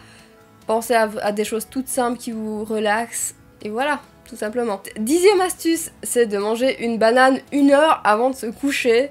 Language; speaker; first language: French; native; French